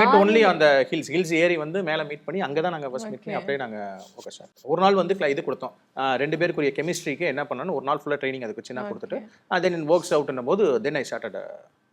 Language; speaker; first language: Tamil; native; Tamil